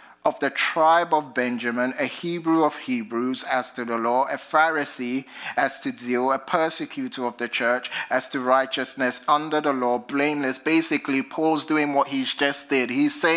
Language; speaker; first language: English; native; English